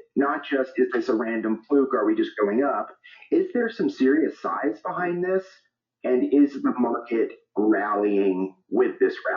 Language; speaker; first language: English; native; English